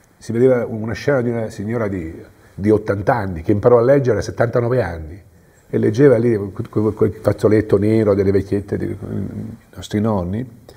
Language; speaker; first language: Italian; native; Italian